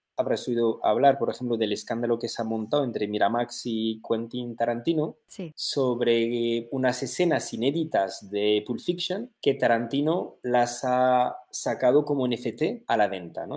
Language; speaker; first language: Spanish; native; Spanish